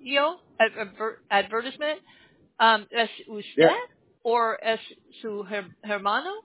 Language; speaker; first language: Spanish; non-native, learner; English